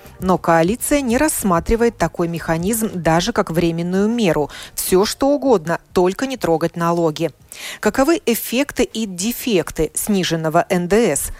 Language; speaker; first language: Russian; native; Russian